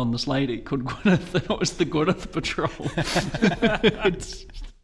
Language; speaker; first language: English; native; English